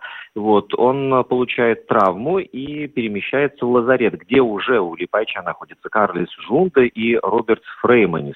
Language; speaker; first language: Russian; native; Russian